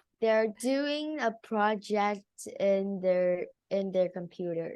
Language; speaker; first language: English; non-native, learner; Vietnamese